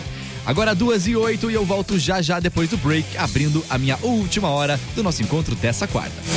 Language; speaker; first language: Portuguese; native; Portuguese